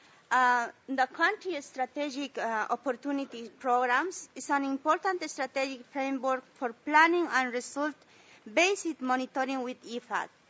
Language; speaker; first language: English; non-native, learner; Spanish